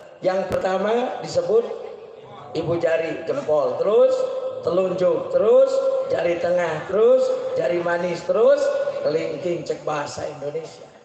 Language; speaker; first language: Indonesian; native; Indonesian